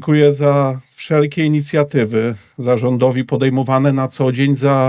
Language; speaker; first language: Polish; native; Polish